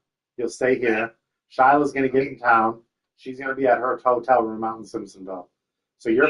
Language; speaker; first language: English; native; English